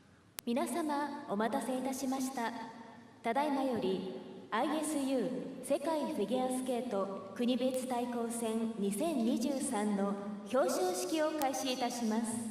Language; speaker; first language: Japanese; native; Japanese